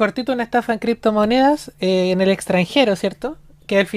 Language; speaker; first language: Spanish; native; Spanish